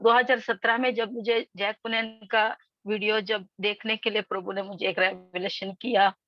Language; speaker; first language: Hindi; non-native, local second language; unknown